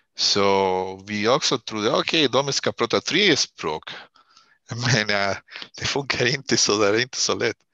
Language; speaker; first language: Swedish; non-native, learner; Spanish